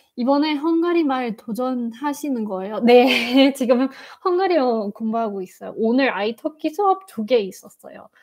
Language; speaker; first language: Korean; non-native, fluent; Afrikaans